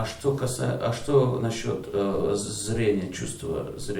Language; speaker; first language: Russian; native; Russian